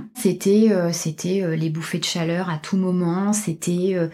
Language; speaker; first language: French; native; French